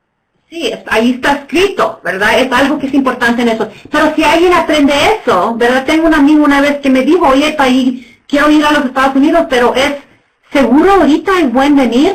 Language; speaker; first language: Spanish; non-native, fluent; English